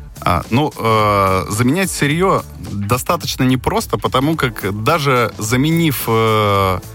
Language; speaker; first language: Russian; native; Russian